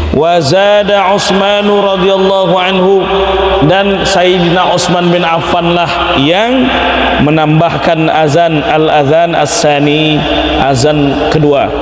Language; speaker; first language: Malay; native; Malay